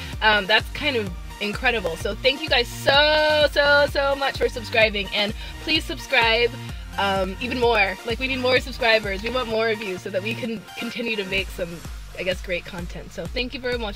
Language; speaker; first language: English; native; English